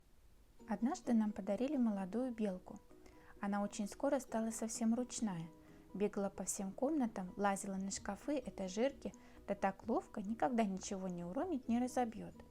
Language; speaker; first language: Russian; native; Russian